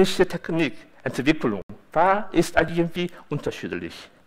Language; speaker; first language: German; non-native, fluent; Korean